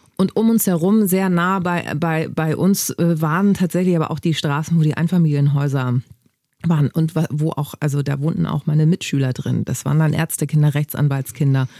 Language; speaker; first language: German; early bilingual, other home language; Greek